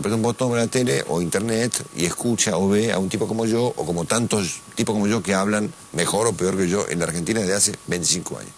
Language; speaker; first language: Spanish; native; Spanish